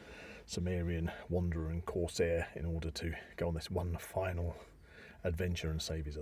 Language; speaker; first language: English; native; English